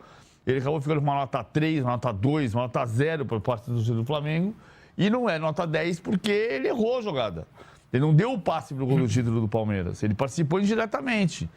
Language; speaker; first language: Portuguese; native; Portuguese